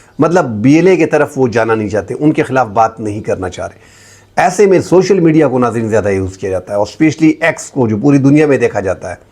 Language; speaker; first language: Urdu; non-native, local second language; Pashto